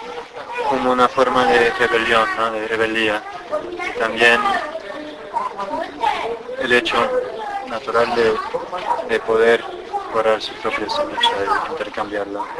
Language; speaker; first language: Spanish; non-native, fluent; English